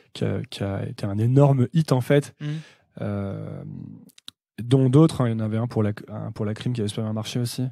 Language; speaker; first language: French; native; French